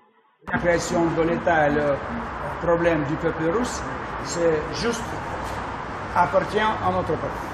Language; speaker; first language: French; non-native, learner; Russian